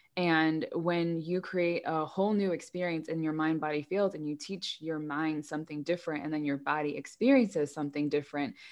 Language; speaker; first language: English; native; English